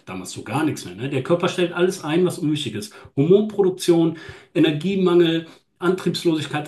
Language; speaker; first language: German; native; German